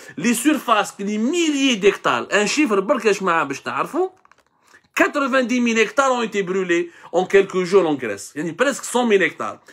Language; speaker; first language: French; non-native, local second language; Arabic